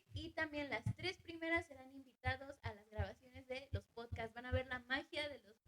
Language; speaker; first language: Spanish; native; Spanish